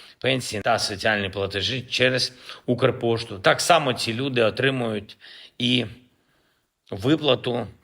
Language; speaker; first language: Ukrainian; non-native, local second language; Russian